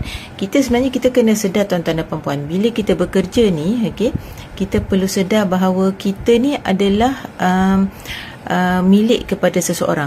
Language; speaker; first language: Malay; native; Malay